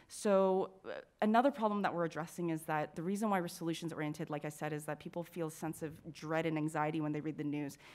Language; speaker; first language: English; native; English